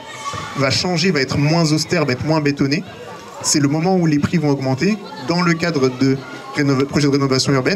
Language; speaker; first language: French; native; French